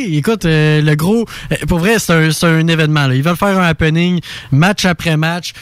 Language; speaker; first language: French; native; French